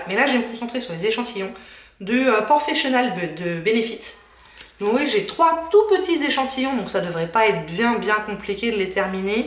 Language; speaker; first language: French; native; French